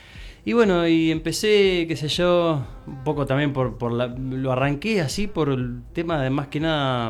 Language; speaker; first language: Spanish; native; Spanish